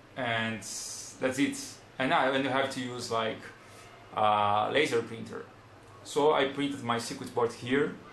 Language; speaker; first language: English; non-native, fluent; Portuguese